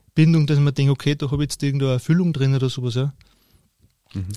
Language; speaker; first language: German; native; German